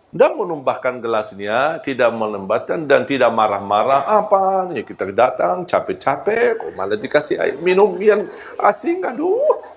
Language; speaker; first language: Malay; non-native, fluent; Arabic